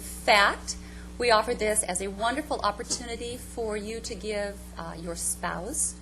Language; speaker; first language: English; native; English